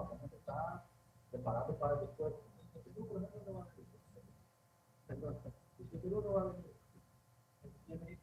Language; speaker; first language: Spanish; native; Spanish